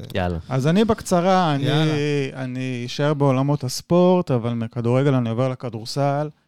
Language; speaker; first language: Hebrew; early bilingual, other home language; Spanish